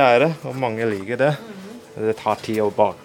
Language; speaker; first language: Norwegian; non-native, fluent; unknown